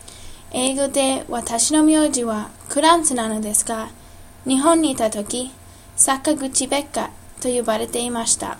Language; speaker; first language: Japanese; non-native, learner; English